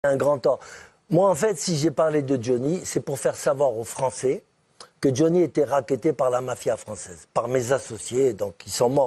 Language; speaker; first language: French; native; French